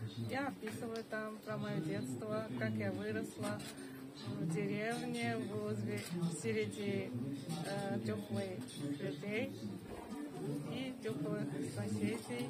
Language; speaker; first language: Russian; non-native, fluent; Korean